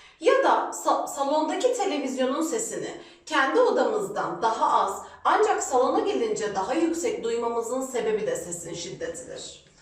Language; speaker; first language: Turkish; native; Turkish